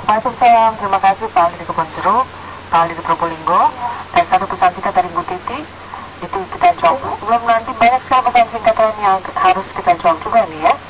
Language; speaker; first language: Indonesian; native; Indonesian